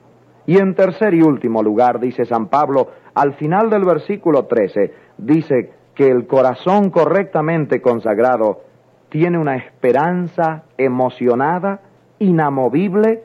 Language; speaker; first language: Spanish; native; Spanish